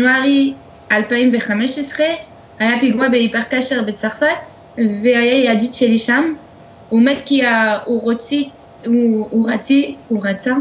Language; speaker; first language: Hebrew; non-native, learner; French